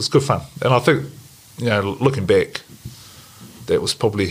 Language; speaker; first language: English; native; English